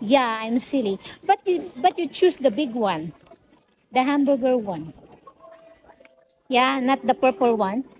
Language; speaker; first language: English; non-native, local second language; Filipino